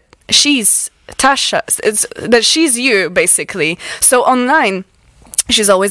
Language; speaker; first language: English; non-native, fluent; Polish